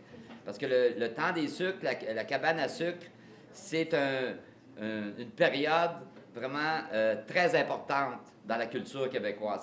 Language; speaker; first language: French; native; French